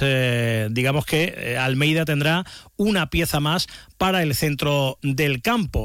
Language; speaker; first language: Spanish; native; Spanish